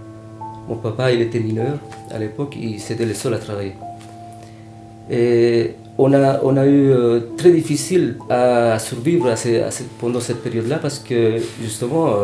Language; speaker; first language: French; non-native, fluent; Spanish